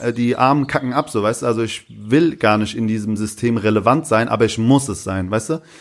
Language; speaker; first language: German; early bilingual, other home language; Turkish